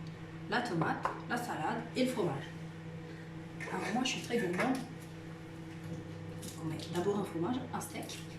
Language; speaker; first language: French; native; French